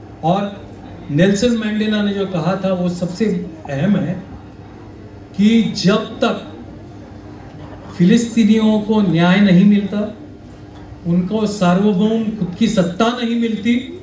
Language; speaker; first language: Hindi; non-native, local second language; Marathi